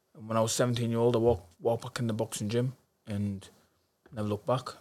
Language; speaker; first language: English; native; English